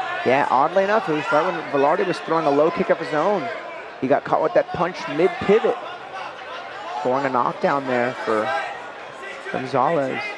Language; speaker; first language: English; native; English